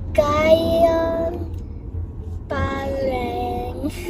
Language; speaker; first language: Filipino; non-native, learner; English